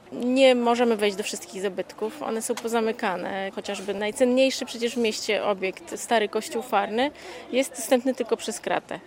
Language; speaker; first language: Polish; native; Polish